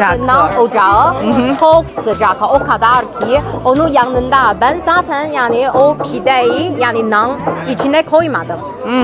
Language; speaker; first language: Turkish; non-native, learner; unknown